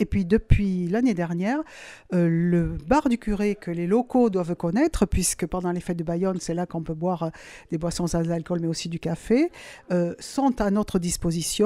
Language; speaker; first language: French; native; French